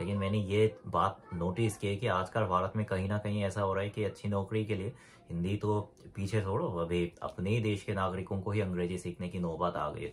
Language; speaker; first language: Hindi; non-native, fluent; Korean